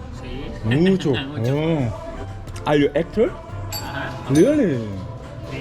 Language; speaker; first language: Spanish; non-native, learner; Korean